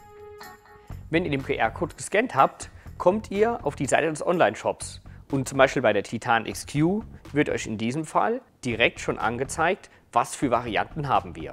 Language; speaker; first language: German; native; German